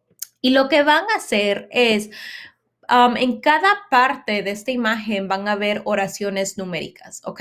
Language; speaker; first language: Spanish; early bilingual, heritage; Spanish